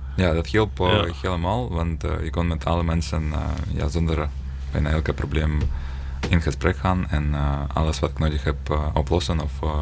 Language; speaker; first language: Dutch; non-native, fluent; Ukrainian